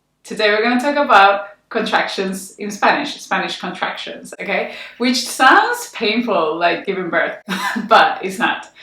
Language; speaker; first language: English; non-native, fluent; Spanish